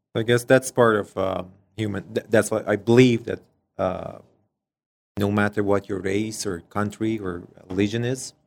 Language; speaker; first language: English; non-native, fluent; Persian